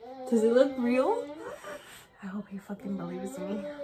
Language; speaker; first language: English; early bilingual, other home language; Spanish